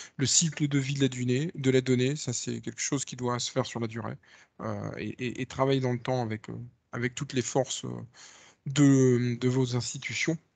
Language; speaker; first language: French; native; French